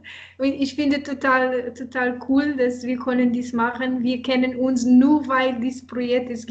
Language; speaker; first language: German; non-native, learner; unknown